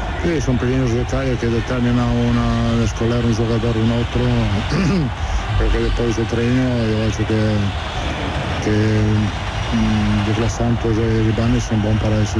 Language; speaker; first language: Portuguese; non-native, learner; Italian